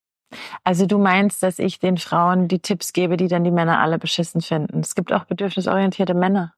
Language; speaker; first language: German; native; German